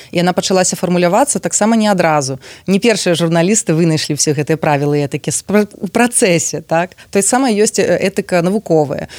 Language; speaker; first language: Belarusian; non-native, local second language; Russian